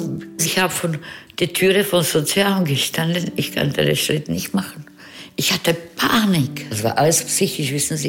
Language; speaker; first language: German; non-native, fluent; Czech